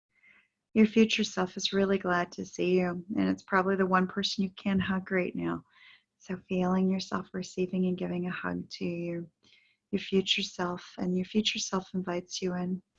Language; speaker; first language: English; native; English